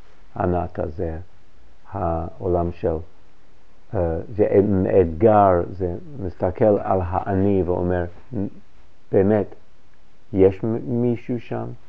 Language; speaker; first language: Hebrew; non-native, fluent; English